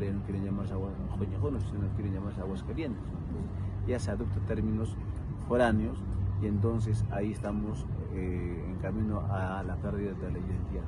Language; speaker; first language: Spanish; non-native, local second language; Quechua